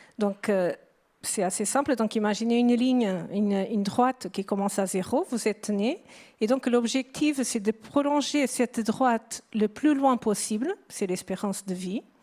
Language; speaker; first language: French; non-native, fluent; Portuguese